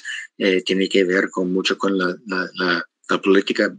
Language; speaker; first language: Spanish; non-native, fluent; English